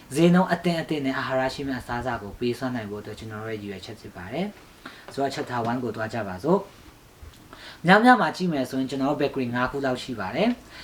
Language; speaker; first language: Burmese; non-native, local second language; Hakha Chin